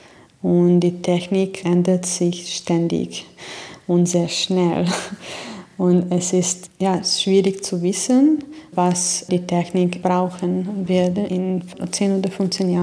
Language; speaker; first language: German; non-native, fluent; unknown